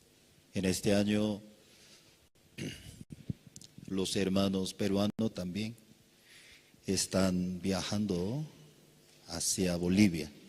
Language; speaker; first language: Spanish; non-native, fluent; Korean